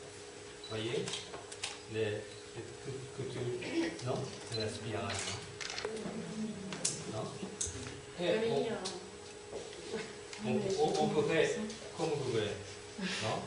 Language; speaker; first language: French; non-native, fluent; Turkish